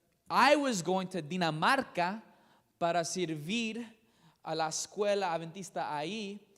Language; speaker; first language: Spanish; non-native, learner; English